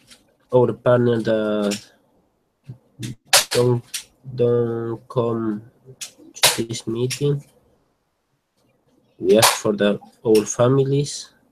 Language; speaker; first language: English; non-native, learner; Spanish